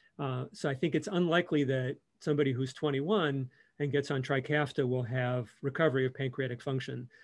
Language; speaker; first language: English; native; English